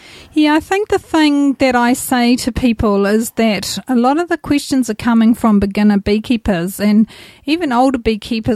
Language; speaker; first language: English; native; English